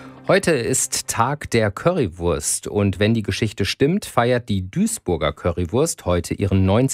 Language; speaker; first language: German; native; German